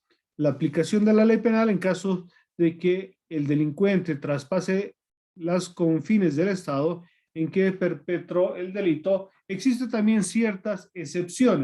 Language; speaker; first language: Spanish; native; Spanish